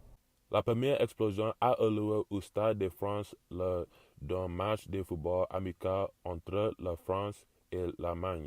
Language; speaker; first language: French; non-native, learner; English